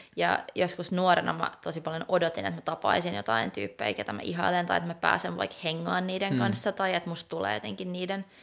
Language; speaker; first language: Finnish; non-native, local second language; Swedish